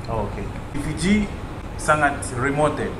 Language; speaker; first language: Indonesian; non-native, fluent; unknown